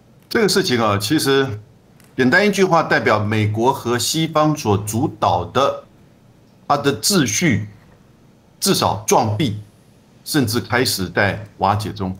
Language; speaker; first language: Chinese; native; Chinese